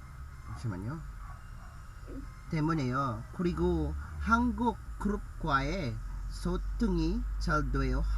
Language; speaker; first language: Korean; non-native, learner; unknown